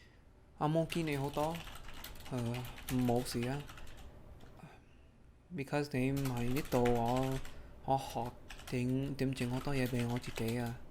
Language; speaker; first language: Cantonese; early bilingual, heritage; Cantonese